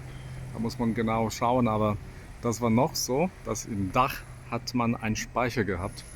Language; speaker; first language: German; non-native, fluent; Polish